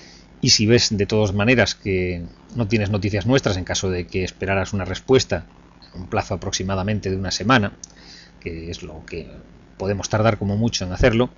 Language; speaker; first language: Spanish; native; Spanish